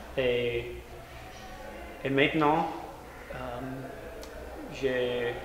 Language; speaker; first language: French; non-native, learner; English